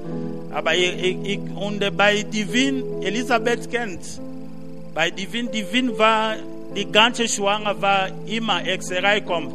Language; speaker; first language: German; non-native, learner; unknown